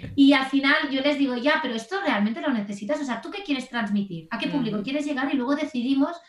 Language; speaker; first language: Spanish; native; Spanish